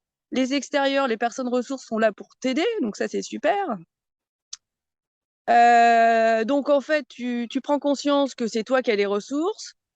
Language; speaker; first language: French; native; French